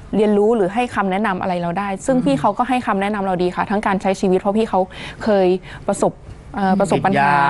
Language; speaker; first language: Thai; native; Thai